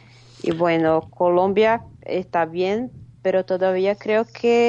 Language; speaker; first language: Spanish; non-native, fluent; Portuguese